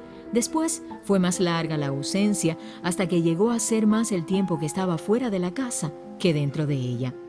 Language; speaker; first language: Spanish; native; Spanish